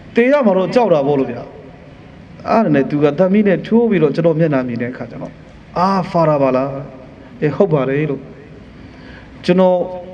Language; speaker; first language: Burmese; non-native, local second language; Kachin